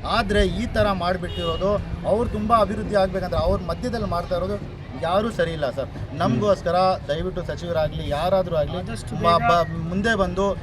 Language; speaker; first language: Kannada; native; Kannada